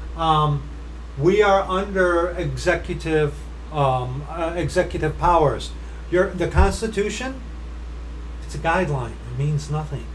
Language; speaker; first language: English; native; English